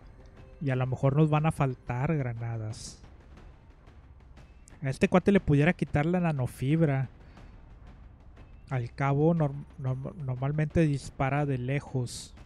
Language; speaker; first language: Spanish; native; Spanish